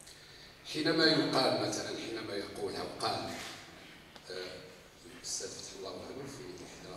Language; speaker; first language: Arabic; native; Arabic